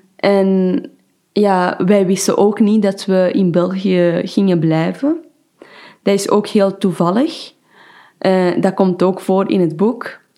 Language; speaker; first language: Dutch; non-native, fluent; Persian